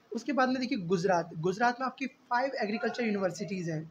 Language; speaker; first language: Hindi; native; Hindi